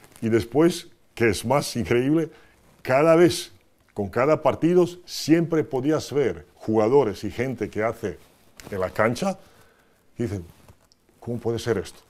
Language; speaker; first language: Spanish; non-native, fluent; Croatian